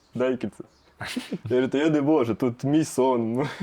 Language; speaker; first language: Ukrainian; non-native, local second language; Russian